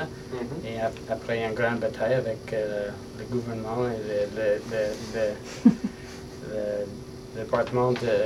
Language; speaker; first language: French; non-native, learner; English